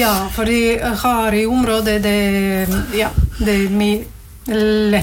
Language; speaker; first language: Norwegian; non-native, learner; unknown